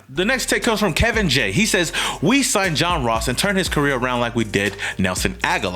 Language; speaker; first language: English; native; English